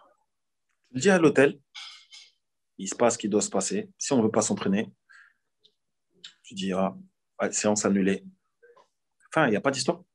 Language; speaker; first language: French; native; French